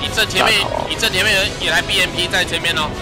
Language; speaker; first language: Chinese; native; Chinese